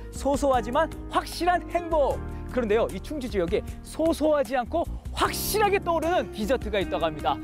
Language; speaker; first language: Korean; native; Korean